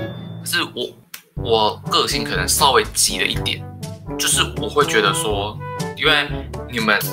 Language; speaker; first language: Chinese; native; Chinese